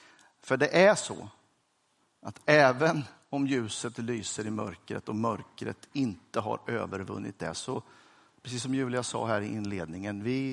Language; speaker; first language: Swedish; native; Swedish